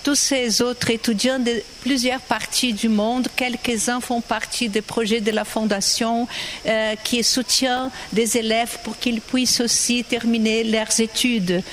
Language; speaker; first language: French; non-native, fluent; Portuguese